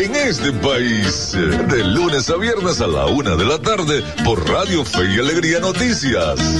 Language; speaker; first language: Spanish; native; Spanish